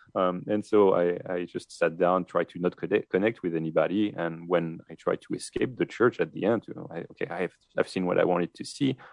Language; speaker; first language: English; non-native, fluent; French